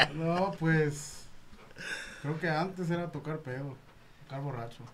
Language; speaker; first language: Spanish; native; Spanish